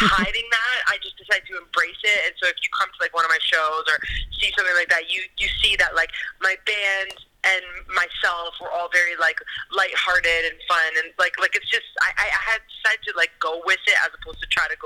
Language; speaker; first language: English; native; English